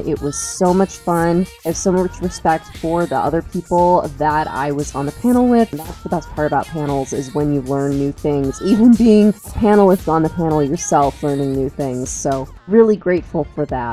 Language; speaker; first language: English; native; English